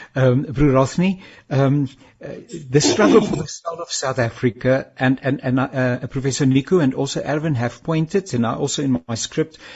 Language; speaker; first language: English; non-native, local second language; Afrikaans